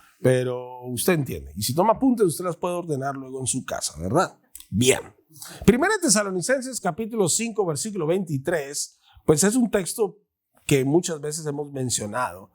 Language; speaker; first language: Spanish; native; Spanish